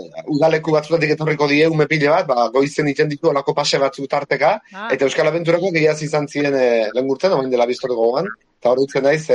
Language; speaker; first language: Basque; native; Basque